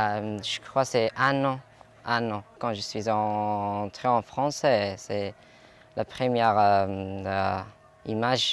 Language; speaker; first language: French; non-native, learner; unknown